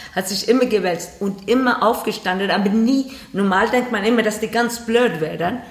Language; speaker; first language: German; non-native, learner; Swedish